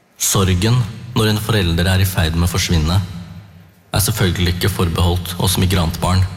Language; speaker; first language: Norwegian; early bilingual, other home language; Tamil